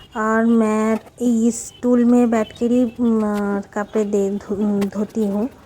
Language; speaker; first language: Hindi; non-native, local second language; Bangla